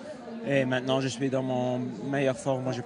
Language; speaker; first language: French; non-native, learner; Dutch